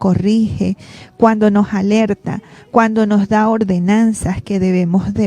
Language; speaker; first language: Spanish; native; Spanish